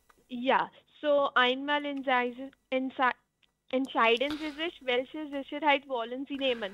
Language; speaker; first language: German; non-native, learner; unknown